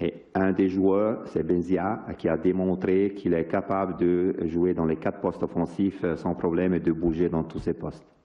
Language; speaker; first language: Italian; non-native, learner; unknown